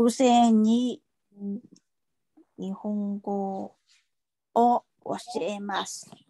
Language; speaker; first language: Japanese; non-native, learner; Chinese